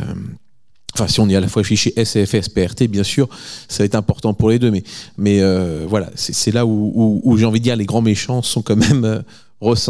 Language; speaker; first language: French; native; French